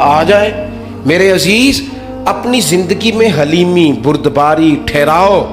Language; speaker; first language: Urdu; non-native, local second language; Punjabi